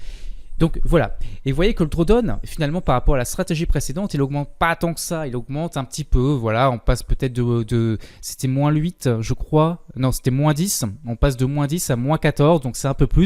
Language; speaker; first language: French; native; French